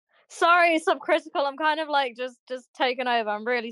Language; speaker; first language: English; native; English